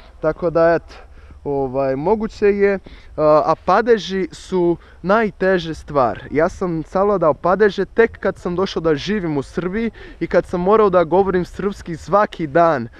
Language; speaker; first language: Serbian; non-native, fluent; Portuguese